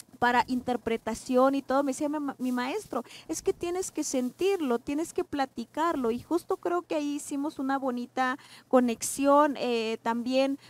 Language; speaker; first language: Spanish; non-native, local second language; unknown